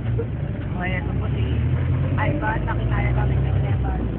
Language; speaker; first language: Filipino; native; Filipino